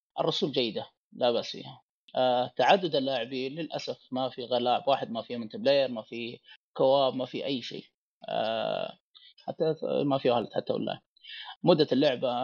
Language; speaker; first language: Arabic; native; Arabic